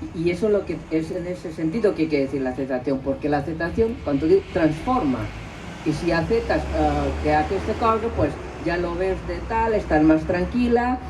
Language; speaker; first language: Spanish; non-native, local second language; Catalan